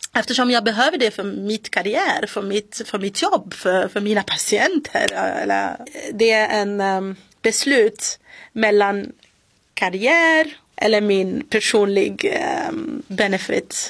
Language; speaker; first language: Swedish; non-native, fluent; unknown